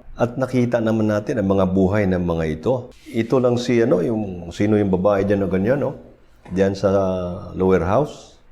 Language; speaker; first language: Filipino; non-native, local second language; Cebuano